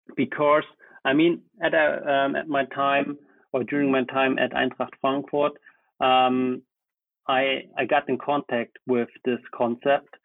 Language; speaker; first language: English; non-native, fluent; German